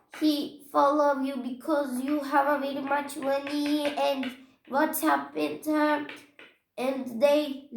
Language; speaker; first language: English; non-native, learner; Turkish